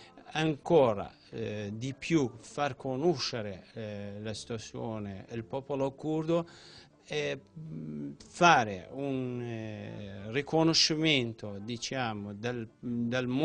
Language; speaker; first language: Italian; non-native, fluent; Central Kurdish